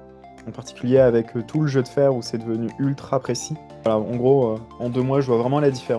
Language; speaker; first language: French; native; French